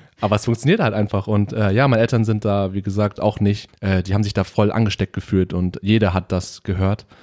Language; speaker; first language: German; early bilingual, other home language; Vietnamese